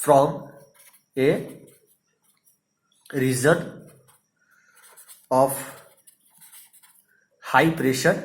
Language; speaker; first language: English; non-native, local second language; Hindi